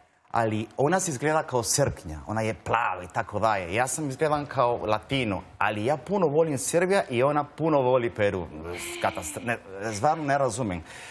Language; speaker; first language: Serbian; non-native, learner; Spanish